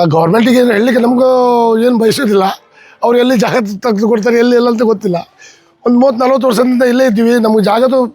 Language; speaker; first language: Kannada; non-native, local second language; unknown